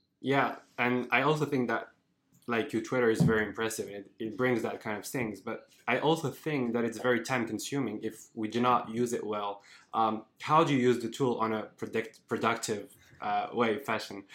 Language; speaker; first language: English; non-native, fluent; French